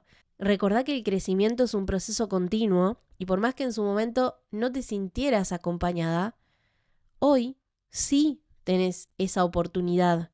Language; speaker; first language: Spanish; native; Spanish